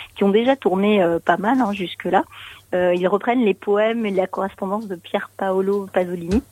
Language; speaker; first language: French; native; French